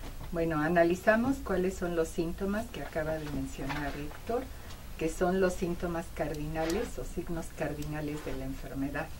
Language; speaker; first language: Spanish; native; Spanish